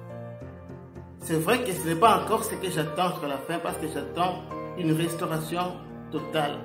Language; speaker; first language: French; non-native, local second language; Lingala